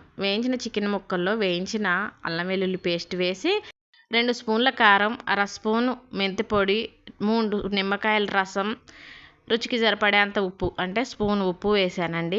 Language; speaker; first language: Telugu; native; Telugu